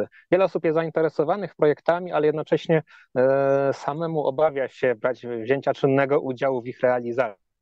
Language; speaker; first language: Polish; native; Polish